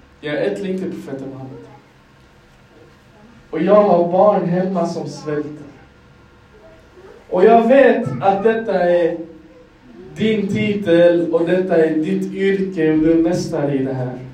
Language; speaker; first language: Swedish; non-native, fluent; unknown